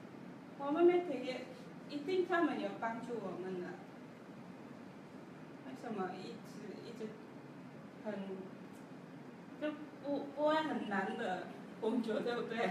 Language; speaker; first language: Chinese; non-native, learner; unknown